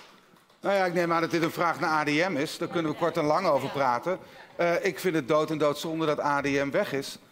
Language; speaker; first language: Dutch; native; Dutch